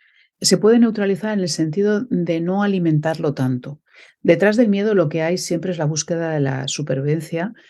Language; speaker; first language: Spanish; native; Spanish